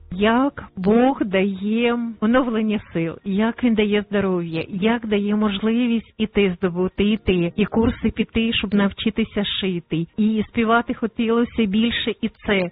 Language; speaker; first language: Ukrainian; native; Ukrainian